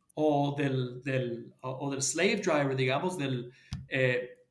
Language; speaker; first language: Spanish; early bilingual, heritage; Spanish